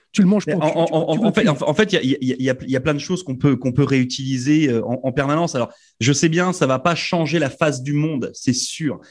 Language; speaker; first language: French; native; French